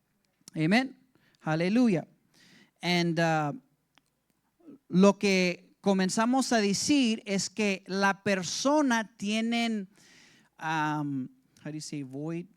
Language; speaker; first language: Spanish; early bilingual, heritage; English